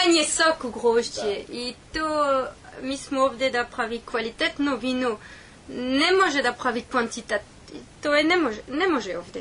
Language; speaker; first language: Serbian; non-native, learner; French